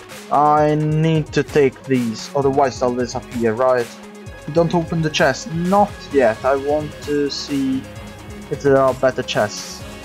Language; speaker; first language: English; non-native, fluent; Italian